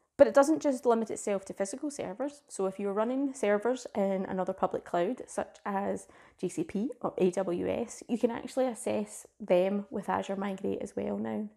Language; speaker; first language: English; native; English